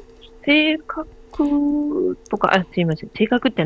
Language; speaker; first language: Japanese; non-native, learner; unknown